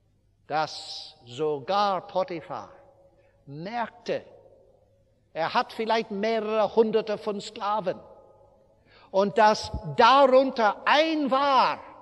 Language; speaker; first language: German; non-native, fluent; English